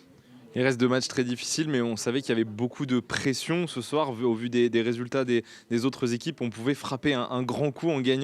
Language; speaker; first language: French; native; French